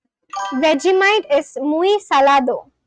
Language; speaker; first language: Spanish; non-native, learner; English